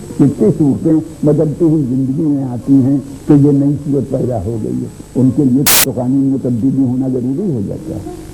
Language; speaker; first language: Urdu; native; Urdu